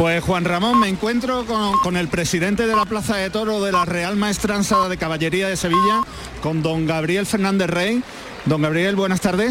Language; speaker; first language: Spanish; native; Spanish